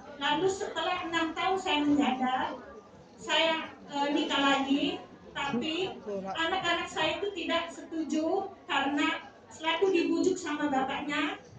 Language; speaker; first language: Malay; non-native, local second language; Javanese